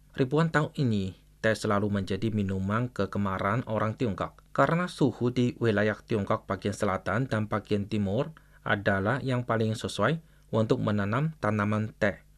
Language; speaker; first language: Indonesian; non-native, fluent; Chinese